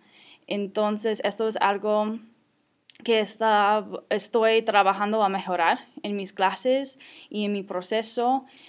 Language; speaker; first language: Spanish; non-native, fluent; English